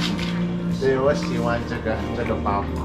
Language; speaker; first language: Chinese; non-native, learner; English